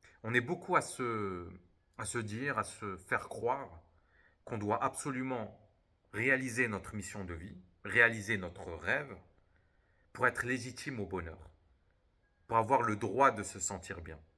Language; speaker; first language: French; native; French